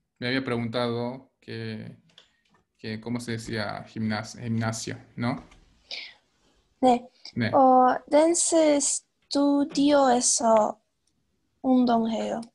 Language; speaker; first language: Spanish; non-native, fluent; Korean